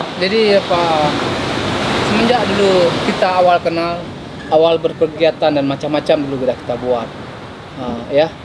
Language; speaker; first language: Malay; non-native, fluent; Japanese